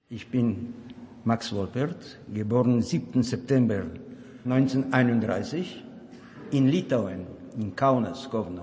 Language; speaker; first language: German; non-native, learner; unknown